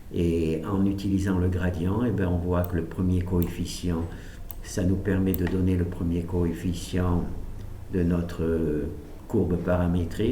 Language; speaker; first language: French; native; French